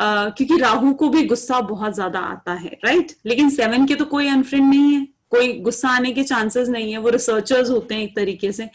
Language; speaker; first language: Hindi; native; Hindi